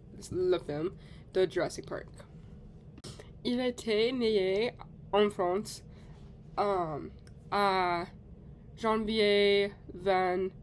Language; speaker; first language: French; non-native, learner; English